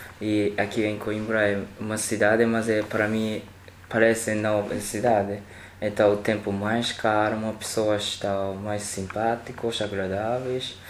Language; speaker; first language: Portuguese; non-native, learner; Japanese